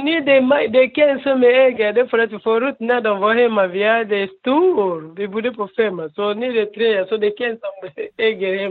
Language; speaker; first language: Swedish; non-native, learner; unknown